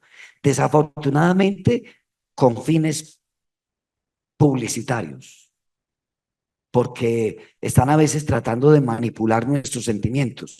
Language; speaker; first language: Spanish; native; Spanish